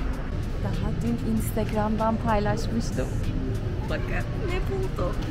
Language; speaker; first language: Turkish; early bilingual, heritage; Turkish